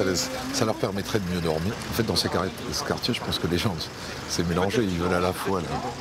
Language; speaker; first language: French; native; French